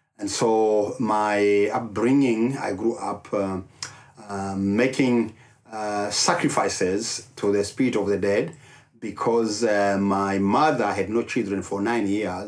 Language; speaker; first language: English; non-native, local second language; Kinyarwanda